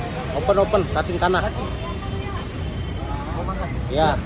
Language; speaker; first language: Indonesian; native; Indonesian